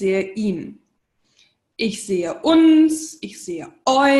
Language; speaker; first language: German; non-native, fluent; English